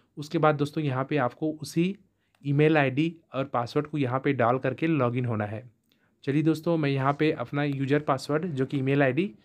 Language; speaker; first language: Hindi; native; Hindi